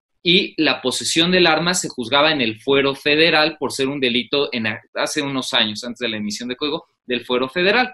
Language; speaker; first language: Spanish; native; Spanish